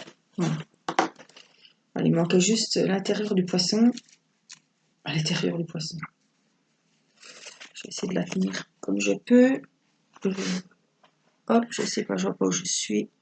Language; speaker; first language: French; native; French